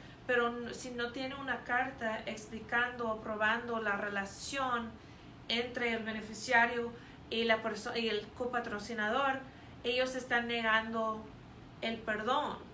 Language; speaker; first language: Spanish; non-native, fluent; English